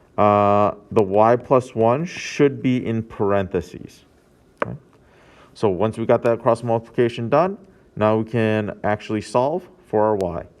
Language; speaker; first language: English; native; English